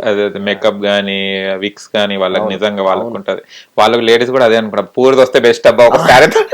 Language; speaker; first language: Telugu; native; Telugu